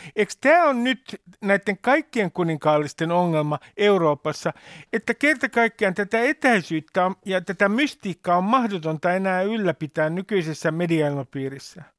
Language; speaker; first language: Finnish; native; Finnish